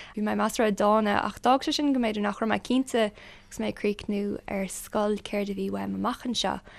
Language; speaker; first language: Irish; non-native, local second language; English